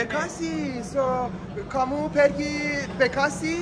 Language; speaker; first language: Indonesian; non-native, learner; Persian